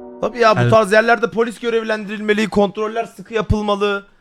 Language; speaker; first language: Turkish; native; Turkish